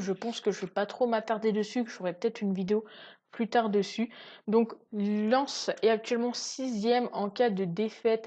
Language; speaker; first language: French; native; French